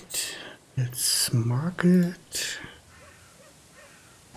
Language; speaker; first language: English; non-native, learner; German